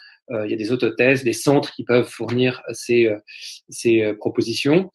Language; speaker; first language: French; native; French